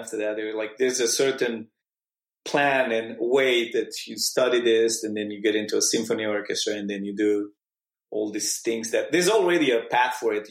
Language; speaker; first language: English; non-native, fluent; Romanian